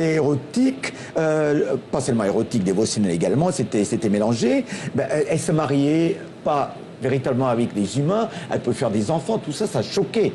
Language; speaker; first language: French; non-native, local second language; Tamil